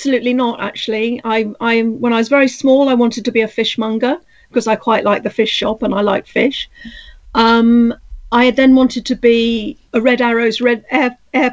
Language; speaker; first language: English; native; English